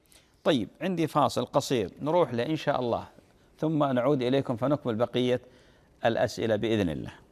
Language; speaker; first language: Arabic; native; Arabic